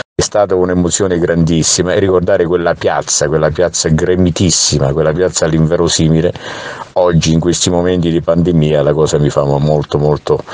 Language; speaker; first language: Italian; native; Italian